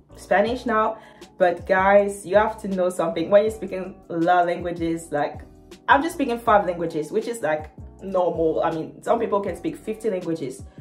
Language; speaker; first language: English; non-native, fluent; Lingala